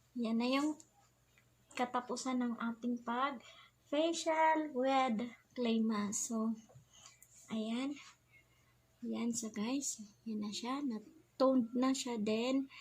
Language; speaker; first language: Filipino; non-native, local second language; Bikol